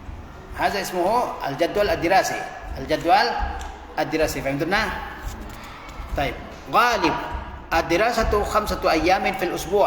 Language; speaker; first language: Arabic; non-native, fluent; Indonesian